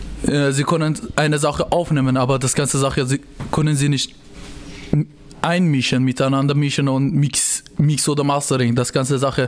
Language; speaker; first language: German; non-native, learner; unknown